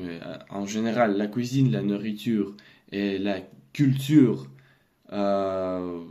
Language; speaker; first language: French; non-native, learner; Russian